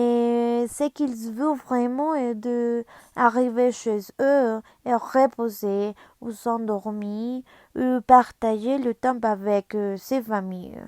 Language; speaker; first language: French; non-native, learner; Spanish